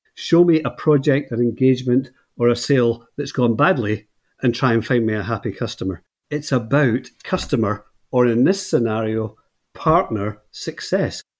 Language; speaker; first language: English; native; English